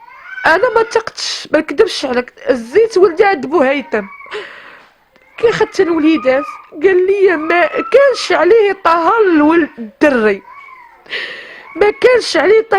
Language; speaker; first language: Arabic; native; Arabic